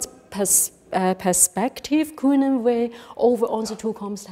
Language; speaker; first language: Dutch; non-native, fluent; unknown